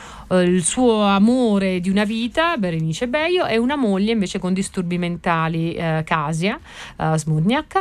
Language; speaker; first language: Italian; native; Italian